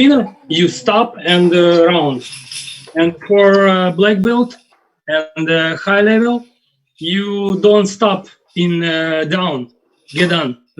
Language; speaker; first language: English; non-native, learner; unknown